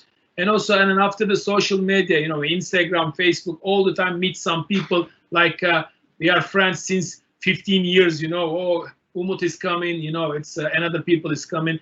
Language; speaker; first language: English; non-native, learner; Turkish